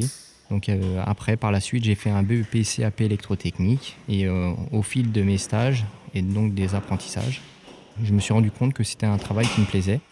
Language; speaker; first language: French; native; French